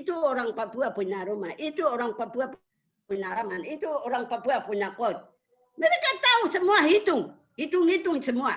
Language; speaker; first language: Indonesian; non-native, local second language; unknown